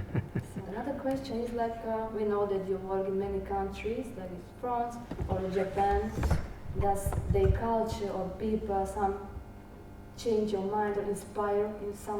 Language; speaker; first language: English; non-native, fluent; Slovak